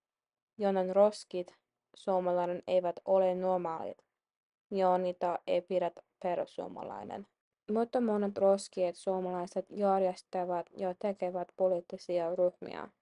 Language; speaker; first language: Finnish; non-native, learner; English